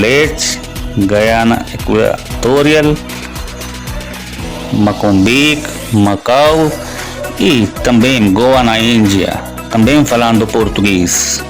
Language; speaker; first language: Portuguese; non-native, learner; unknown